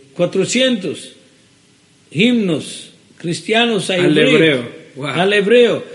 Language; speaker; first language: Spanish; early bilingual, heritage; Spanish